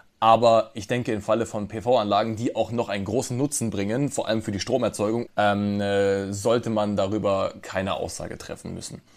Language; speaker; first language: German; native; German